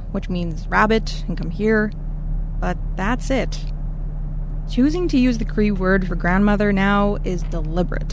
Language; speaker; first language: English; native; English